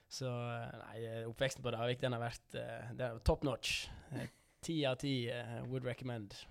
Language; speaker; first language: Norwegian; early bilingual, other home language; Dutch